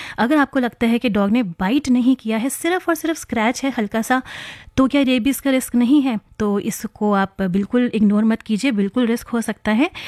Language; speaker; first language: Hindi; native; Hindi